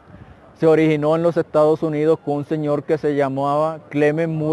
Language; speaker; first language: Spanish; native; Spanish